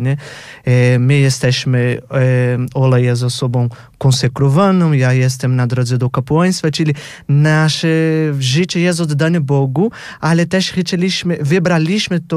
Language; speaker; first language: Polish; non-native, fluent; Portuguese